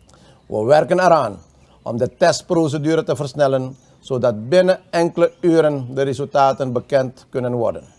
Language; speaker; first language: Dutch; native; Dutch